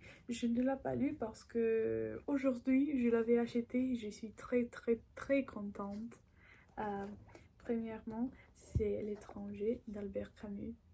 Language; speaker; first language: French; non-native, learner; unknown